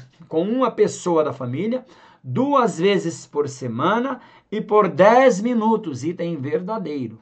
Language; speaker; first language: Portuguese; native; Portuguese